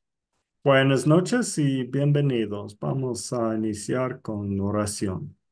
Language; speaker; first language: Spanish; non-native, fluent; English